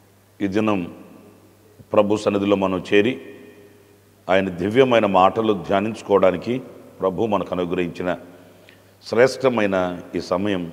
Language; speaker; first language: Telugu; native; Telugu